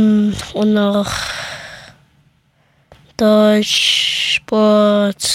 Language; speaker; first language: German; early bilingual, other home language; Persian